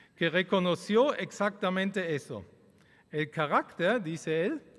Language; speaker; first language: Spanish; early bilingual, other home language; German